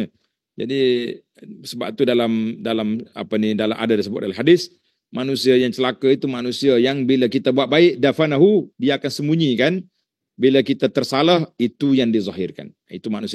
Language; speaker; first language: Malay; native; Malay